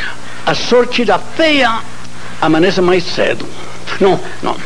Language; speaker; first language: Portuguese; non-native, learner; Spanish